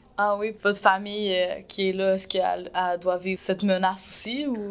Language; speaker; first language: French; native; French